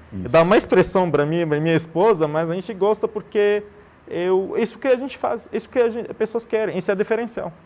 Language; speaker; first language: Portuguese; non-native, fluent; Arabic